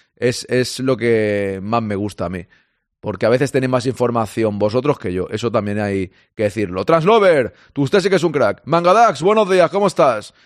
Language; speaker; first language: Spanish; native; Spanish